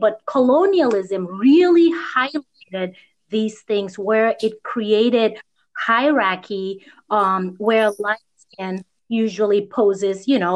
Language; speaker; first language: English; native; English